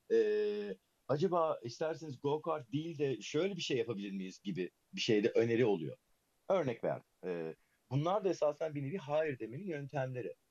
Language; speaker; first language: Turkish; early bilingual, heritage; Turkish